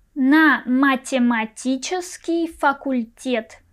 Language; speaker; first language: Russian; non-native, fluent; Persian